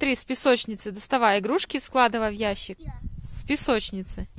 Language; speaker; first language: Russian; native; Russian